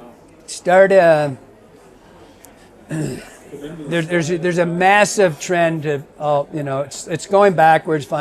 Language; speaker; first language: English; native; English